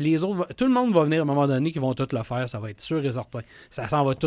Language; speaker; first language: French; native; French